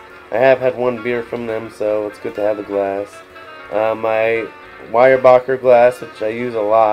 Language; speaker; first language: English; native; English